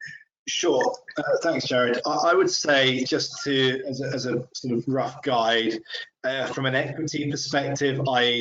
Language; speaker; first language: English; native; English